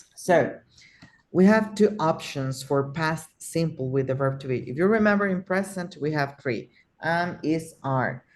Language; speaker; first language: English; non-native, fluent; Spanish